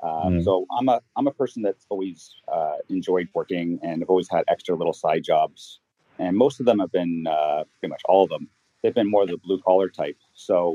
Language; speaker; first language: English; native; English